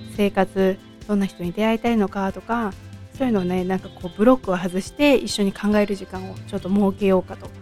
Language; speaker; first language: Japanese; native; Japanese